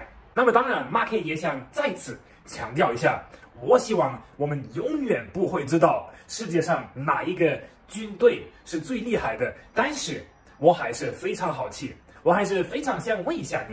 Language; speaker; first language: Chinese; non-native, fluent; German